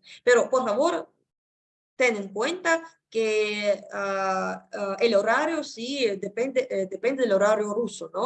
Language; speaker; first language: Spanish; non-native, fluent; Russian